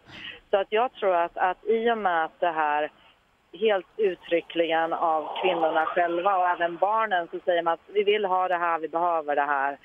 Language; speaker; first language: Swedish; native; Swedish